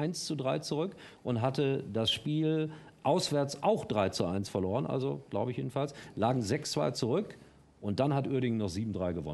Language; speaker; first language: German; native; German